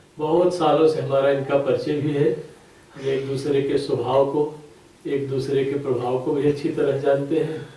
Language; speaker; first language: Hindi; native; Hindi